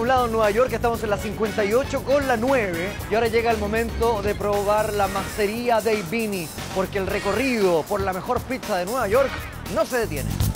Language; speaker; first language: Spanish; native; Spanish